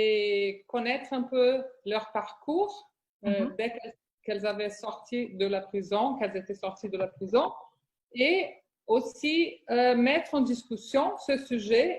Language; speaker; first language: French; non-native, fluent; Portuguese